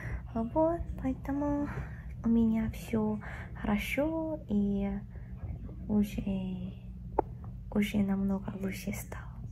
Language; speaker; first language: Russian; non-native, fluent; Korean